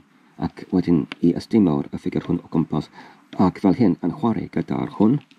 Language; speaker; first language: Welsh; non-native, learner; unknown